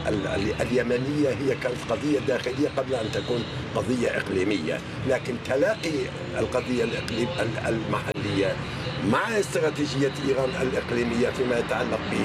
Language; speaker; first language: Arabic; non-native, fluent; Persian